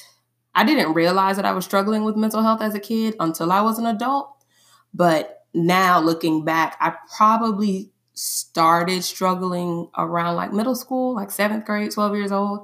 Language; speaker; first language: English; native; English